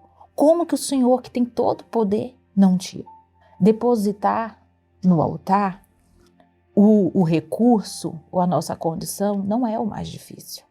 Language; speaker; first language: Portuguese; native; Portuguese